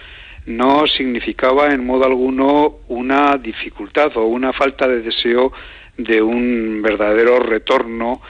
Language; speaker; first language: Spanish; native; Spanish